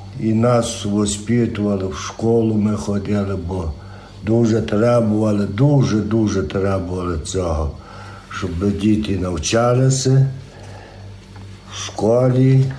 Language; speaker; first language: Ukrainian; native; Ukrainian